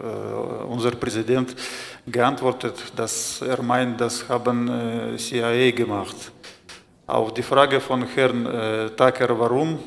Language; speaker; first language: German; non-native, fluent; Russian